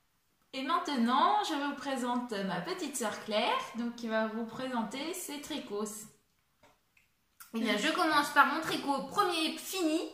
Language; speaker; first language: French; native; French